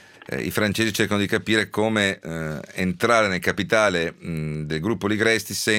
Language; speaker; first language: Italian; native; Italian